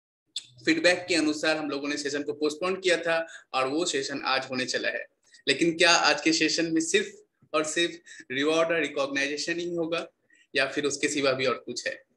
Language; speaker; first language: Hindi; native; Hindi